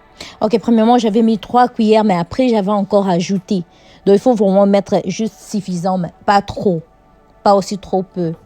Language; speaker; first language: French; non-native, fluent; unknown